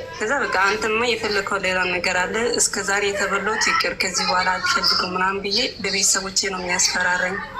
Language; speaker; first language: Amharic; native; Amharic